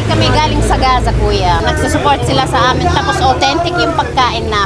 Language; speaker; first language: Filipino; early bilingual, heritage; Arabic